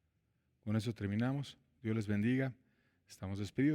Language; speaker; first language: Spanish; native; Spanish